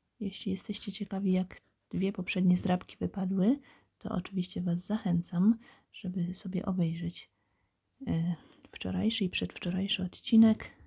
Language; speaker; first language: Polish; native; Polish